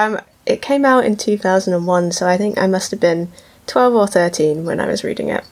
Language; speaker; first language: English; native; English